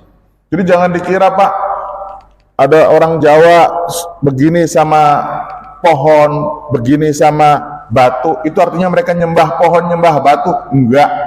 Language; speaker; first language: Indonesian; native; Indonesian